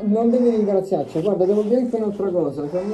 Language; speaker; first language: Italian; native; Italian